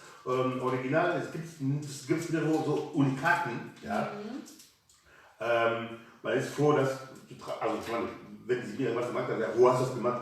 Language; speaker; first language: German; non-native, learner; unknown